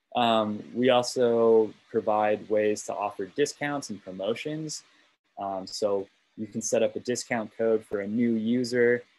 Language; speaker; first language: English; native; English